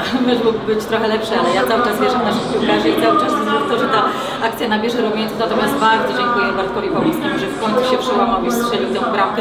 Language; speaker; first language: Polish; native; Polish